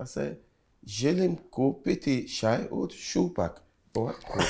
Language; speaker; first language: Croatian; non-native, learner; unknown